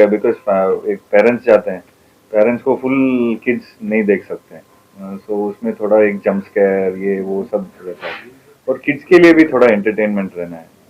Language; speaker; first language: Hindi; non-native, local second language; Tamil